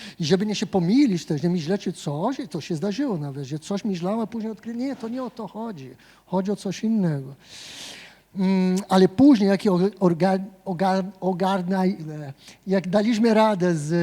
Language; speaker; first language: Polish; non-native, fluent; Portuguese